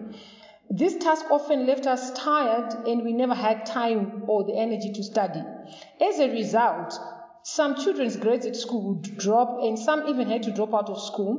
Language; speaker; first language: English; non-native, local second language; Shona